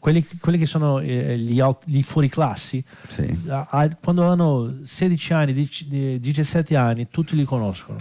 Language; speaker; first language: Italian; non-native, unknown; Portuguese